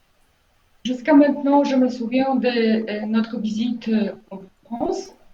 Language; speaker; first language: French; non-native, fluent; Polish